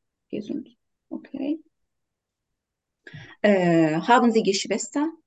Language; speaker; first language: German; non-native, learner; Turkish